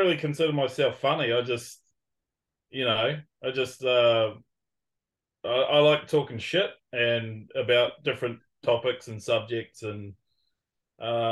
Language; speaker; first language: English; native; English